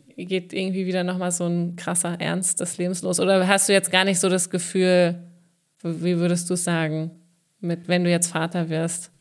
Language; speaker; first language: German; native; German